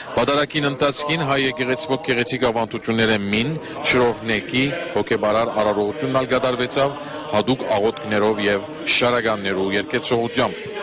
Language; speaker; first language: Armenian; early bilingual, heritage; Armenian